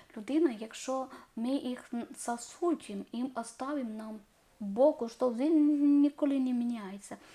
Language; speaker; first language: Ukrainian; non-native, learner; Malayalam